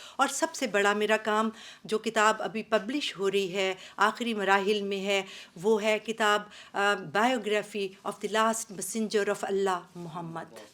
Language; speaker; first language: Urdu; native; Urdu